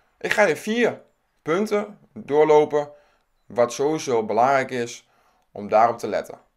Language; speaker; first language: Dutch; native; Dutch